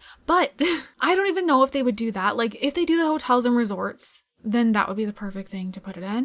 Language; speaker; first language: English; native; English